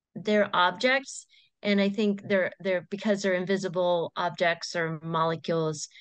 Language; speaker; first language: English; native; English